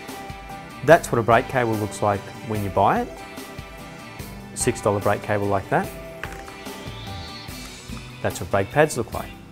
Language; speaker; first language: English; native; English